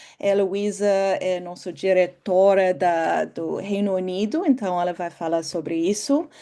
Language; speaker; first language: Portuguese; non-native, fluent; English